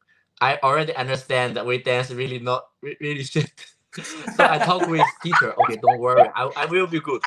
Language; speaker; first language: English; non-native, learner; Chinese